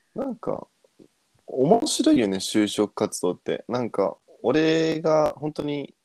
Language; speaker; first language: Japanese; early bilingual, other home language; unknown